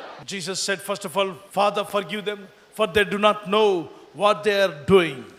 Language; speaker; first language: English; non-native, local second language; Telugu